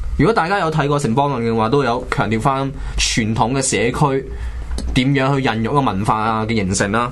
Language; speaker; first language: Chinese; non-native, local second language; Cantonese